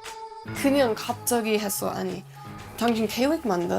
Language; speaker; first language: Korean; non-native, learner; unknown